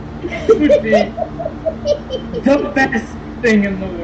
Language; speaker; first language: English; native; English